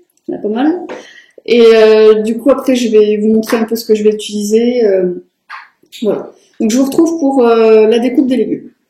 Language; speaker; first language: French; native; French